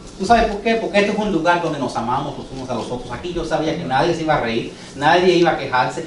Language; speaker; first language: Spanish; early bilingual, heritage; English